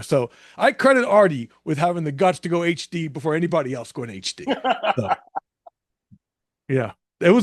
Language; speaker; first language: English; native; English